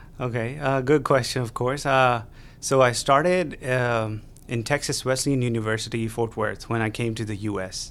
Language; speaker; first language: English; non-native, local second language; Urdu